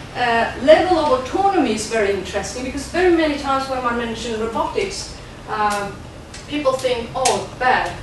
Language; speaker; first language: English; non-native, fluent; Swedish